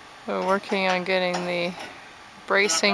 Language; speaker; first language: English; native; English